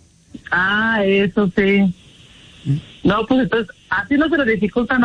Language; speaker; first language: Spanish; native; Spanish